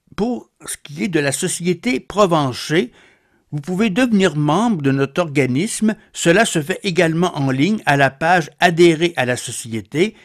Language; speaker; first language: French; native; French